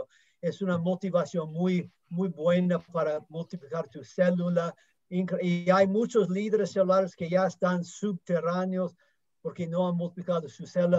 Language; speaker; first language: Spanish; non-native, fluent; English